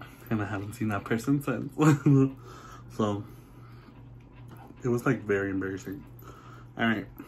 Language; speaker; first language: English; early bilingual, other home language; Spanish